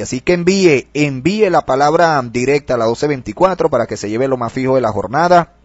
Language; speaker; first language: Spanish; native; Spanish